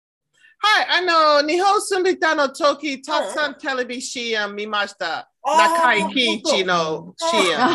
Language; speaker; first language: Japanese; non-native, learner; English